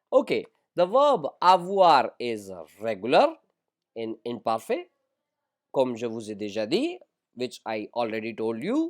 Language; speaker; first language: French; non-native, fluent; Hindi